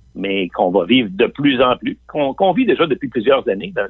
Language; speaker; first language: French; native; French